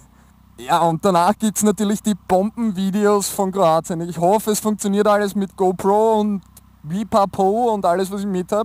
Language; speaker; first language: German; native; German